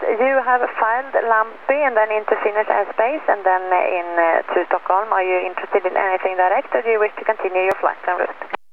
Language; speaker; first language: English; non-native, fluent; Swedish